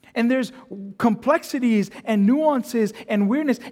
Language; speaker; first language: English; native; English